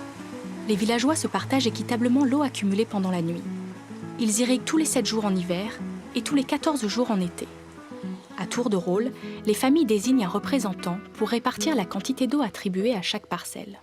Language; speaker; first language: French; native; French